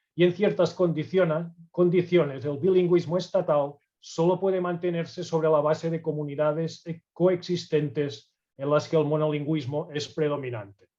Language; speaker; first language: Spanish; non-native, local second language; Catalan